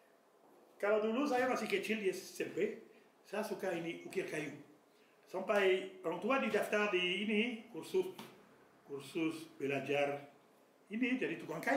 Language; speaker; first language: Indonesian; non-native, fluent; French